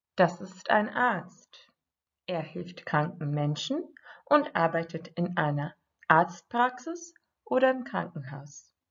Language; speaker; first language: German; non-native, fluent; Croatian